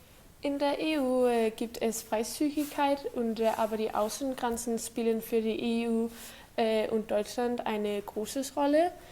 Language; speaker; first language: German; non-native, learner; Danish